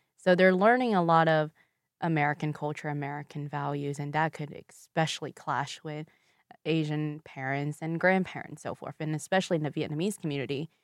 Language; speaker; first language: English; early bilingual, other home language; Vietnamese